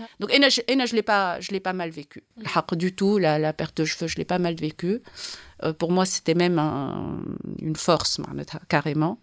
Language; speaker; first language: French; non-native, local second language; Arabic